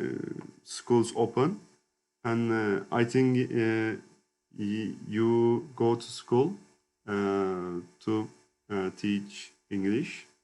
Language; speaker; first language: English; non-native, learner; Turkish